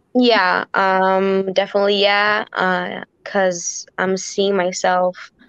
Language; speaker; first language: English; non-native, fluent; Hebrew